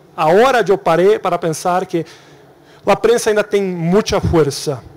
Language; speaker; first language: Spanish; non-native, learner; Portuguese